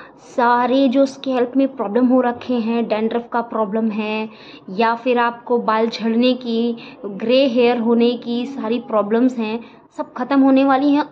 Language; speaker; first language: Hindi; native; Hindi